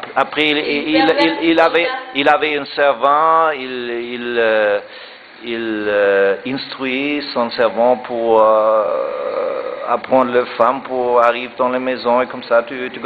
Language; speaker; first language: French; non-native, learner; German